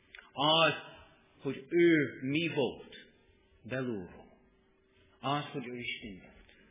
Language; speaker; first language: Hungarian; non-native, learner; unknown